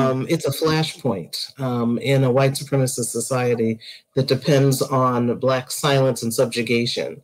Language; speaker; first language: English; native; English